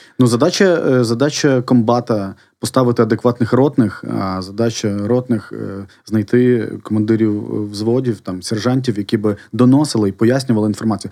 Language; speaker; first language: Ukrainian; non-native, local second language; Russian